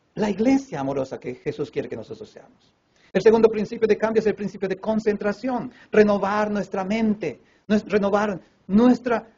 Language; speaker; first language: Spanish; native; Spanish